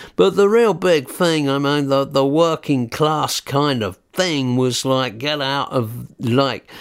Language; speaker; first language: English; native; English